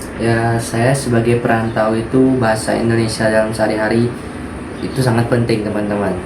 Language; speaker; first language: Indonesian; non-native, local second language; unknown